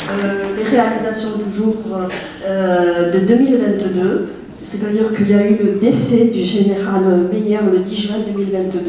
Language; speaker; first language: French; native; French